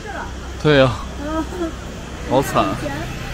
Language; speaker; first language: Chinese; native; Chinese